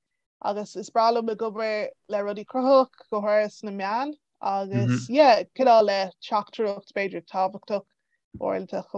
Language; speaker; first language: Irish; non-native, local second language; English